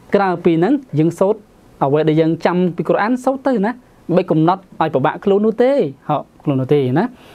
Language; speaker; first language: Khmer; non-native, local second language; Western Cham